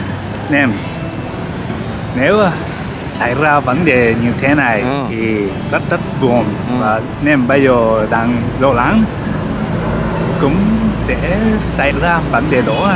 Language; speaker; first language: Vietnamese; non-native, learner; Japanese